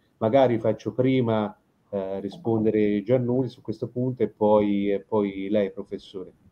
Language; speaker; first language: Italian; native; Italian